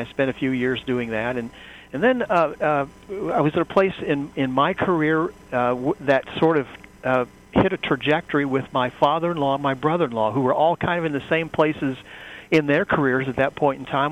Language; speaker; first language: English; native; English